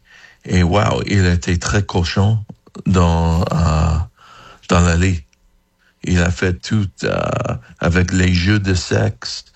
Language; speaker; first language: French; non-native, learner; English